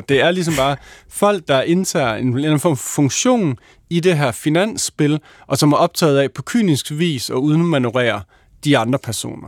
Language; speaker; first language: Danish; native; Danish